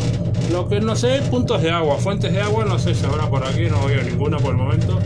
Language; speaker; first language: Spanish; native; Spanish